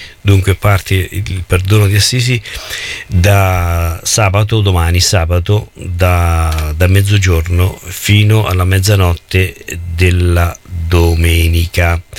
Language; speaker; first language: Italian; native; Italian